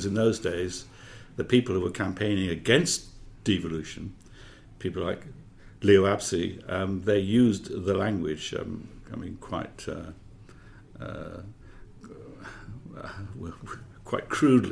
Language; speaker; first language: English; native; English